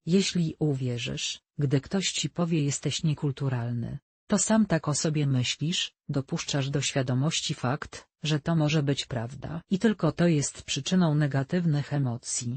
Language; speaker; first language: Polish; native; Polish